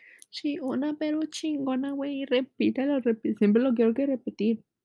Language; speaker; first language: Spanish; early bilingual, heritage; Spanish